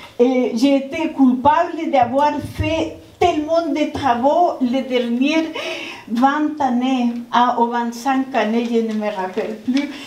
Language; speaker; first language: French; non-native, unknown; Spanish